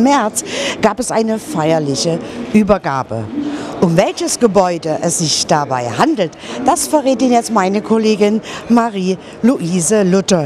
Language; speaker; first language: German; native; German